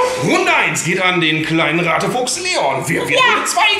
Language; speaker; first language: German; native; German